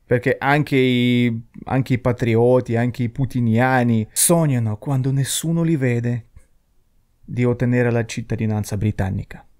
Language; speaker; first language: Italian; non-native, fluent; Russian